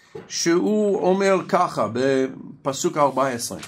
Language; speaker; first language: Hebrew; non-native, fluent; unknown